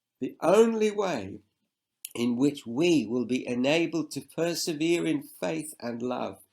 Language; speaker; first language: English; native; English